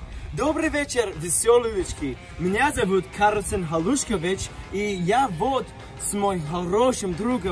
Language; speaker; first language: Russian; non-native, learner; English